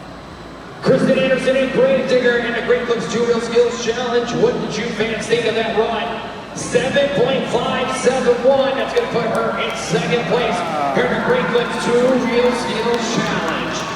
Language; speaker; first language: English; native; English